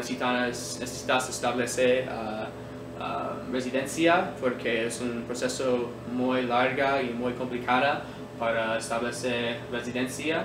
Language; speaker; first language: Spanish; non-native, learner; English